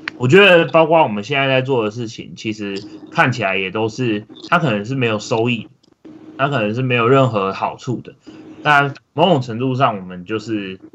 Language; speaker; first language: Chinese; native; Chinese